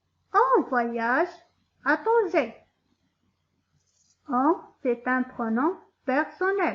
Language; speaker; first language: French; non-native, local second language; Arabic